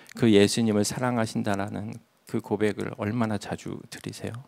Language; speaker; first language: Korean; native; Korean